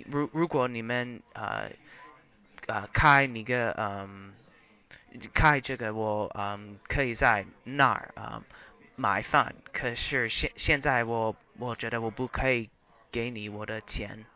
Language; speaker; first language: Chinese; non-native, learner; English